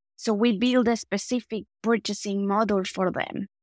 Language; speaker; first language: English; non-native, fluent; Spanish